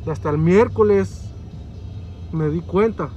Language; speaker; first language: Spanish; early bilingual, heritage; Spanish